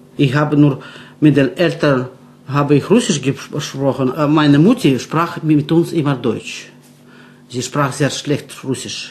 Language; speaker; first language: German; early bilingual, heritage; German